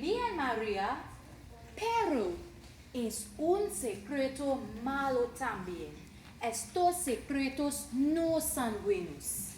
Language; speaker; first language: Spanish; non-native, learner; English